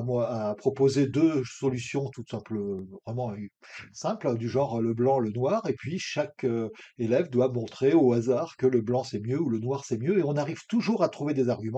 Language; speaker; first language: French; native; French